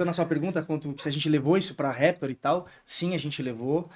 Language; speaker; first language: Portuguese; native; Portuguese